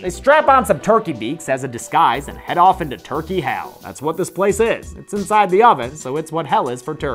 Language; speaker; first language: English; native; English